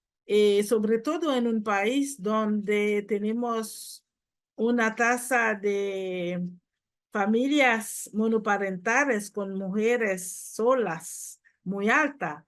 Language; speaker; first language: Spanish; non-native, fluent; Haitian Creole